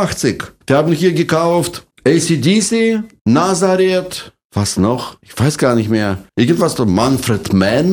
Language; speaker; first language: German; non-native, fluent; Russian